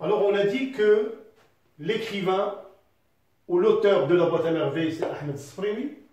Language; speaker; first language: French; non-native, local second language; Arabic